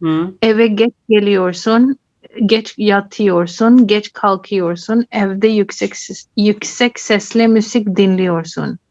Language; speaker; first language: Turkish; non-native, learner; Urdu